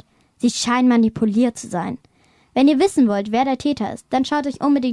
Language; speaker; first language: German; native; German